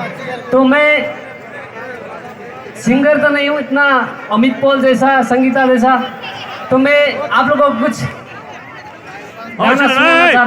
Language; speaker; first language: Hindi; non-native, local second language; Nepali